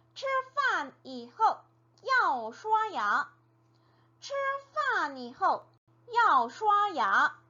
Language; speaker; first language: Chinese; non-native, fluent; Korean